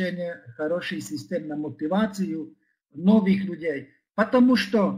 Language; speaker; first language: Russian; non-native, fluent; Czech